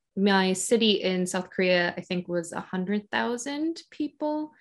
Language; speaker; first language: English; native; English